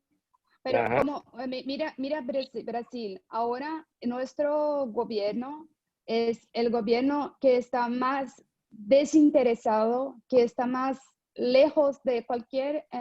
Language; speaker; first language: Spanish; non-native, fluent; Portuguese